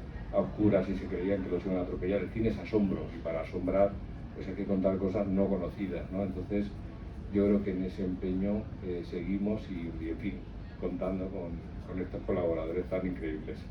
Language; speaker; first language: Spanish; native; Spanish